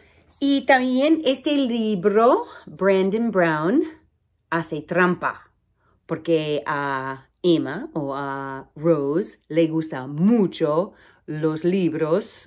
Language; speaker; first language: Spanish; non-native, fluent; English